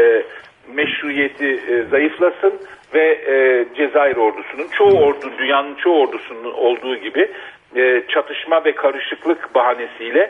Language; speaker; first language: Turkish; native; Turkish